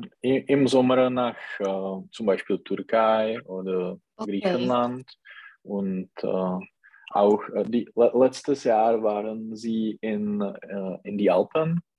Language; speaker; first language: German; non-native, learner; Czech